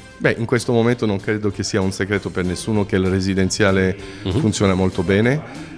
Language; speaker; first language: Italian; non-native, fluent; Romanian